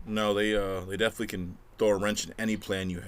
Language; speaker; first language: English; native; English